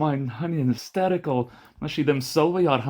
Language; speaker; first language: Welsh; non-native, learner; English